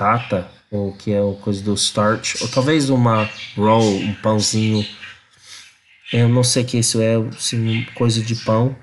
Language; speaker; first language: Portuguese; non-native, learner; English